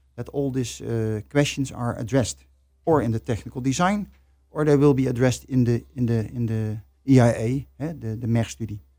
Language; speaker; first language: English; non-native, fluent; Dutch